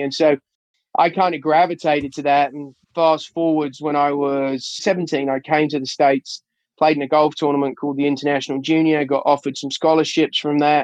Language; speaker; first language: English; native; English